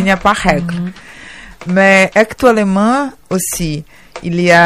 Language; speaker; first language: French; non-native, learner; Portuguese